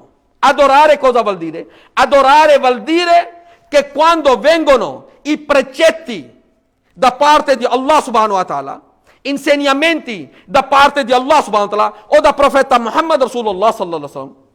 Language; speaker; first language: Italian; non-native, fluent; Urdu